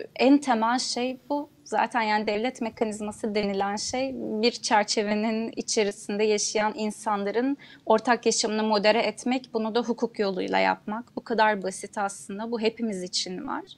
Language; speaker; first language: Turkish; non-native, local second language; Kurdish